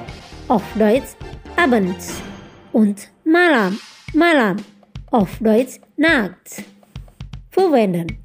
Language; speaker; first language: German; non-native, fluent; Indonesian